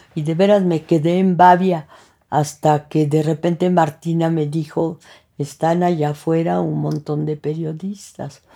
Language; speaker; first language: Spanish; early bilingual, other home language; French